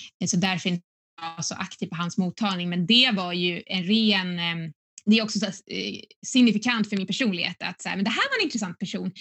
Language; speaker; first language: Swedish; native; Swedish